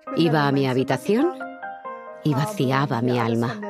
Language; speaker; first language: Spanish; non-native, fluent; German